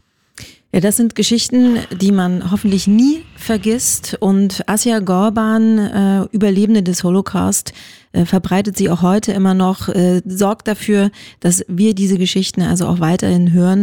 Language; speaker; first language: German; native; German